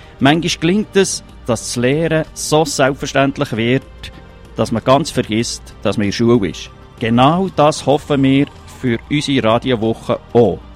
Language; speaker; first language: German; native; German